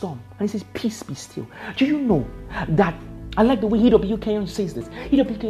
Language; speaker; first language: English; non-native, local second language; Yoruba